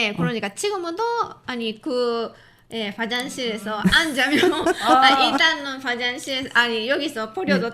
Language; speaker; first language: Korean; non-native, fluent; Japanese